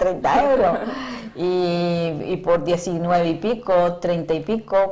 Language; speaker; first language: Spanish; native; Spanish